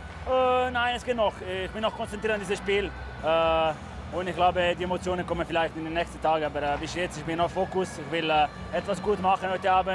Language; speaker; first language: German; non-native, local second language; Italian